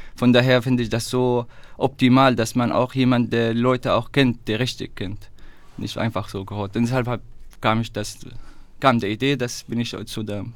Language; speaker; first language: German; non-native, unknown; Arabic